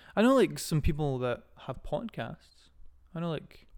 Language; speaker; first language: English; native; English